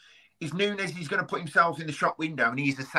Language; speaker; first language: English; native; English